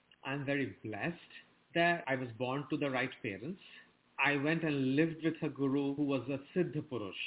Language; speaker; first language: English; non-native, local second language; Bangla